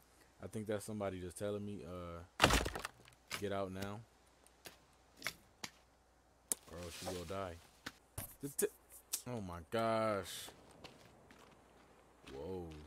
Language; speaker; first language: English; native; English